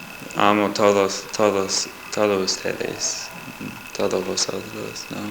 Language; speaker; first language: Spanish; non-native, learner; English